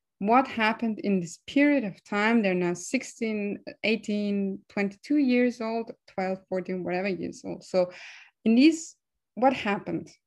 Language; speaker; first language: English; non-native, fluent; German